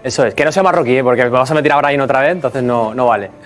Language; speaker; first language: Spanish; native; Spanish